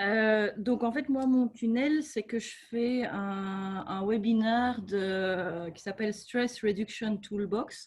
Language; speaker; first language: French; native; French